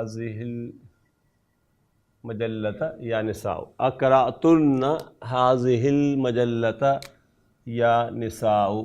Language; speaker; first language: Arabic; non-native, fluent; Urdu